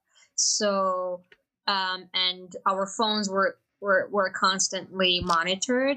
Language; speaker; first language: English; non-native, fluent; Chinese